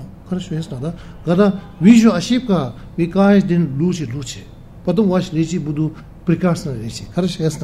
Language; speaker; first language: Russian; non-native, learner; Tibetan